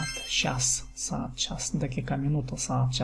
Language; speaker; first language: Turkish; non-native, learner; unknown